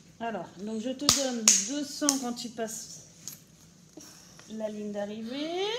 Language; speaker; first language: French; native; French